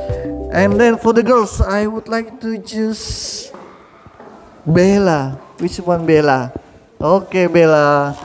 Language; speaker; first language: English; non-native, fluent; Indonesian